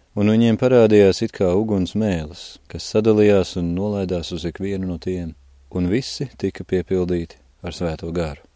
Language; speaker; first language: Latvian; native; Latvian